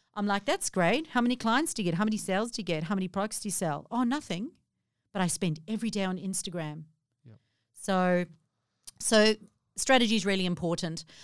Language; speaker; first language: English; native; English